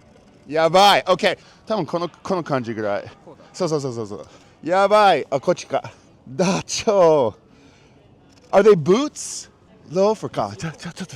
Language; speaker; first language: Japanese; non-native, learner; English